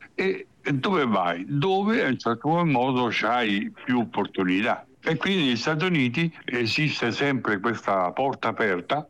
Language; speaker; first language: Italian; native; Italian